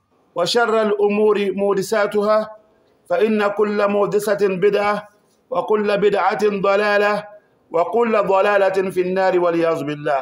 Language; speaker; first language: Arabic; non-native, fluent; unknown